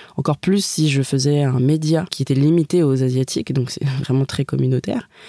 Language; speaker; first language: French; native; French